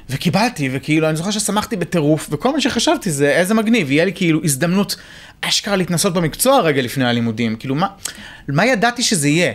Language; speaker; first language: Hebrew; native; Hebrew